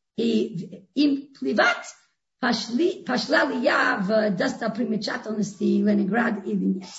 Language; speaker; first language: Russian; non-native, fluent; English